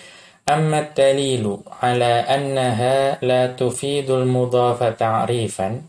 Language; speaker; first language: Arabic; non-native, fluent; Indonesian